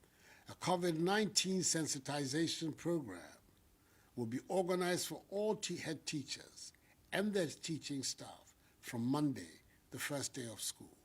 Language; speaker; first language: English; non-native, local second language; Akan